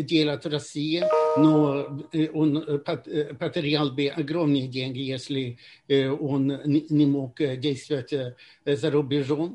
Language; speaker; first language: Russian; non-native, fluent; Swedish